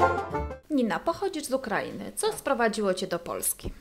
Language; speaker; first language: Polish; native; Polish